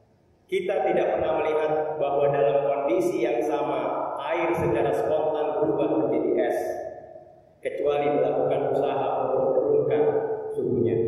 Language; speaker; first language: Indonesian; native; Indonesian